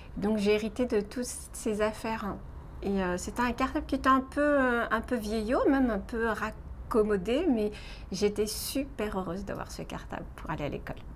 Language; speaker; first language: French; non-native, local second language; Kabyle